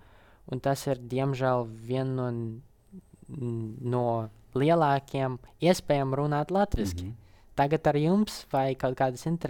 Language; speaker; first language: Latvian; non-native, local second language; Russian